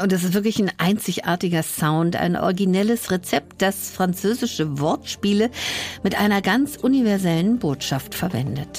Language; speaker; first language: German; native; German